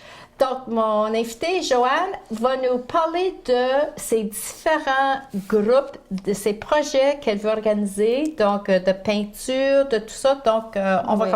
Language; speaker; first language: French; native; French